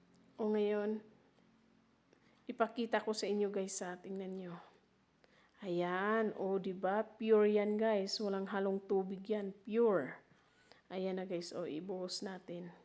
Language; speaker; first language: Filipino; native; Filipino